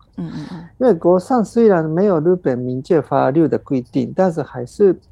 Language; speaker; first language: Chinese; non-native, fluent; Japanese